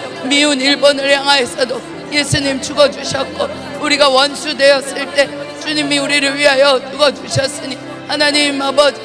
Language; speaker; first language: Korean; native; Korean